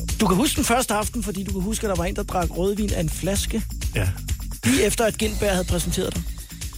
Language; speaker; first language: Danish; native; Danish